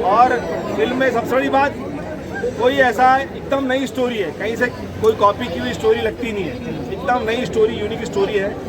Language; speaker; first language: Hindi; native; Hindi